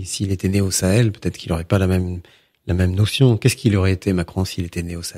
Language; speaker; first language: French; native; French